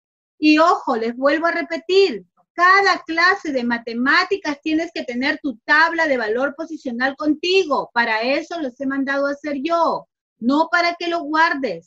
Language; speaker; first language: Spanish; native; Spanish